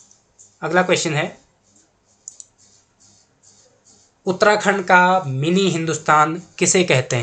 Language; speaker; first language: Hindi; native; Hindi